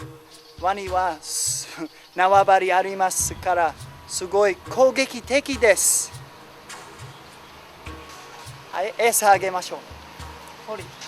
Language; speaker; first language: Japanese; non-native, learner; English